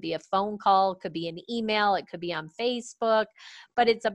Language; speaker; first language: English; native; English